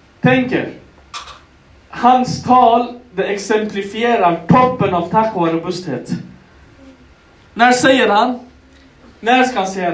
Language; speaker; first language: Swedish; non-native, local second language; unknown